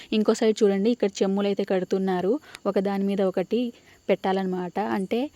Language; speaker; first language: Telugu; non-native, local second language; Lambadi